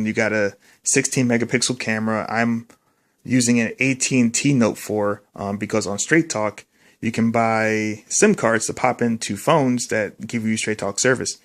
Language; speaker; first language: English; native; English